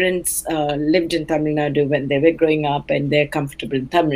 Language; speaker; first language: English; non-native, local second language; Telugu